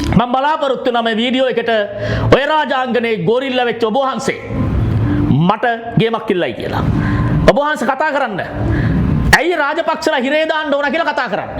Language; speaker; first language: Sinhala; native; Sinhala